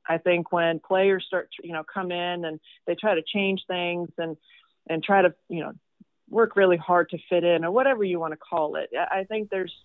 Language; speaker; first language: English; non-native, fluent; Swedish